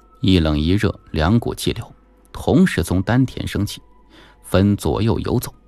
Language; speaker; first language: Chinese; native; Chinese